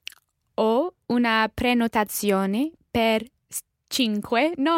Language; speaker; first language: Italian; non-native, learner; English